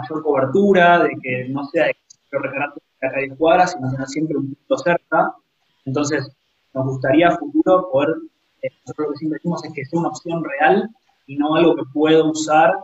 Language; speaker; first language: Spanish; native; Spanish